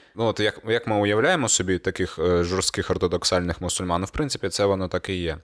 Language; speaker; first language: Ukrainian; native; Ukrainian